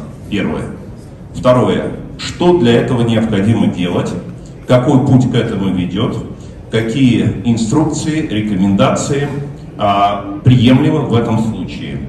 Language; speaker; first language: Russian; native; Russian